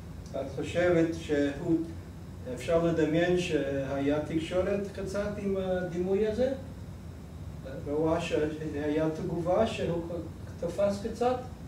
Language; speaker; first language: Hebrew; non-native, fluent; English